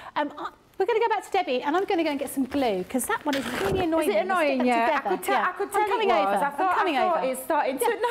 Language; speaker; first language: English; native; English